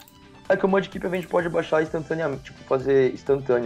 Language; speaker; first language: Portuguese; native; Portuguese